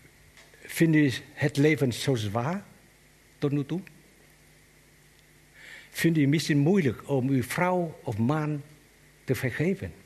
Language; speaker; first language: Dutch; non-native, learner; Vietnamese